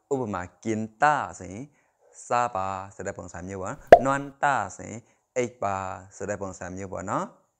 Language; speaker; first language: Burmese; non-native, local second language; Shan